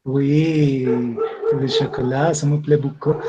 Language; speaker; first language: French; non-native, learner; Spanish